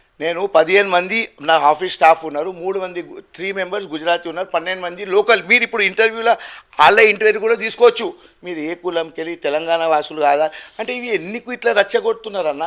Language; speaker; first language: Telugu; non-native, local second language; Gujarati